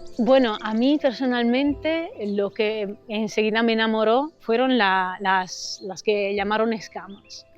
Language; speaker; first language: Spanish; non-native, fluent; Italian